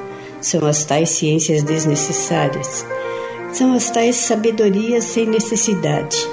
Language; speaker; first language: Portuguese; native; Portuguese